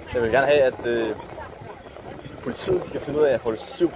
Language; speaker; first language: Danish; native; Danish